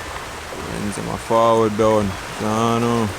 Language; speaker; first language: English; native; English